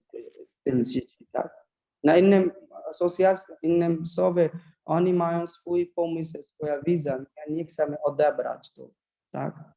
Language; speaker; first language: Polish; non-native, learner; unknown